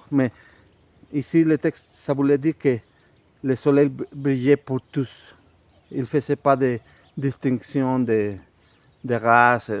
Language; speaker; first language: French; non-native, fluent; Spanish